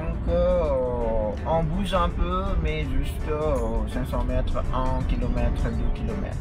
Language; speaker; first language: French; non-native, fluent; Indonesian